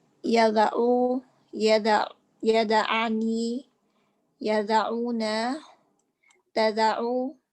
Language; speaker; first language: Arabic; non-native, learner; Filipino